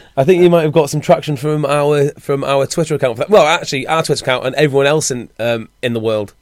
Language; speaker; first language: English; native; English